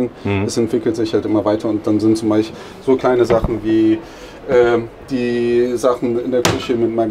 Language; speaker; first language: German; native; German